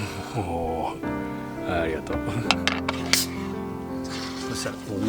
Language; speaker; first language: Japanese; native; Japanese